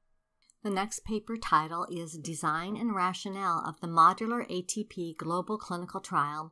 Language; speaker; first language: English; native; English